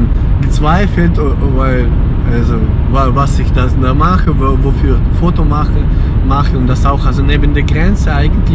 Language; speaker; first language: German; non-native, fluent; Ukrainian